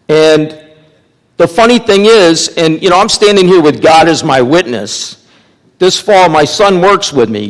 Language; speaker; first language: English; native; English